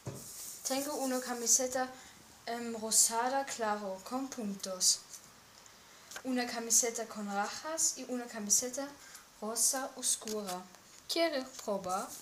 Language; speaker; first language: Spanish; non-native, learner; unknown